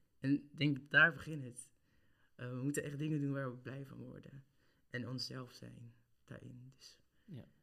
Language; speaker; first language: Dutch; non-native, local second language; Papiamento